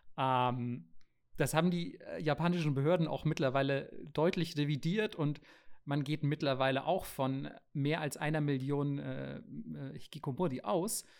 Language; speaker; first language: German; native; German